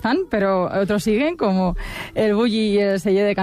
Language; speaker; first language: Spanish; native; Spanish